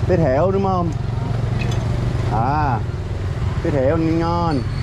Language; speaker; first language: Vietnamese; non-native, learner; English